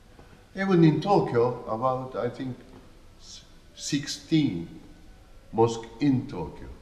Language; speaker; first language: English; non-native, learner; Japanese